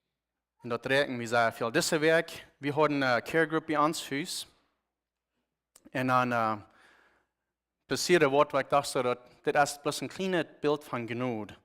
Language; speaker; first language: German; non-native, learner; Plautdietsch